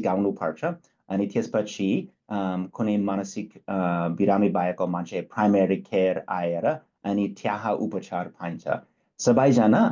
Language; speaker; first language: Nepali; non-native, fluent; English